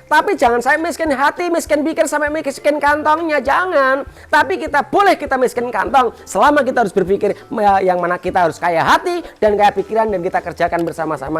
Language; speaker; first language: Indonesian; non-native, local second language; Javanese